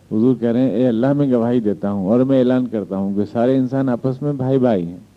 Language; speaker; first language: Urdu; native; Urdu